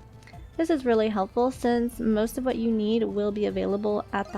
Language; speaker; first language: English; native; English